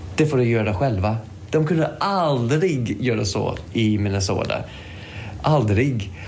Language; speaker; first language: Swedish; non-native, fluent; English